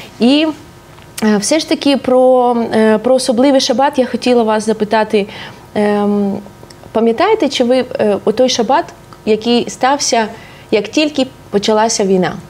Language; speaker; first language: Ukrainian; non-native, local second language; Russian